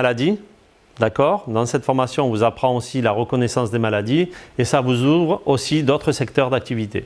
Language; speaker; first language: French; native; French